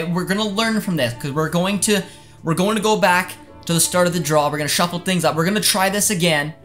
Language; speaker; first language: English; native; English